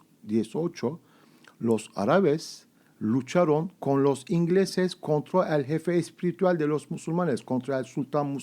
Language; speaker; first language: Spanish; non-native, fluent; Turkish